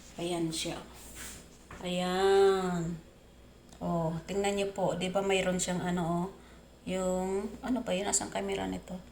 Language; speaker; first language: Filipino; non-native, local second language; Bikol